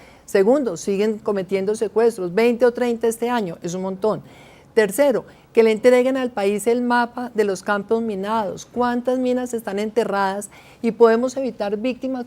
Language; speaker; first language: Spanish; native; Spanish